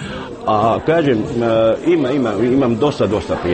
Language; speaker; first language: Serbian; non-native, fluent; Arabic